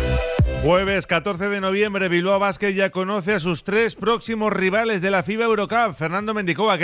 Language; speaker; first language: Spanish; native; Spanish